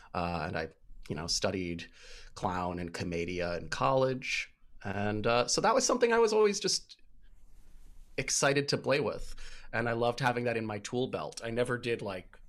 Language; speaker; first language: English; native; English